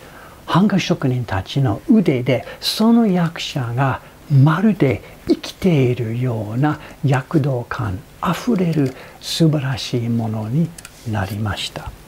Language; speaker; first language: Japanese; non-native, fluent; English